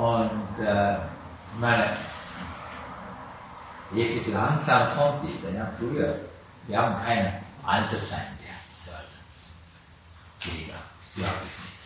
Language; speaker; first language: German; non-native, learner; Sinhala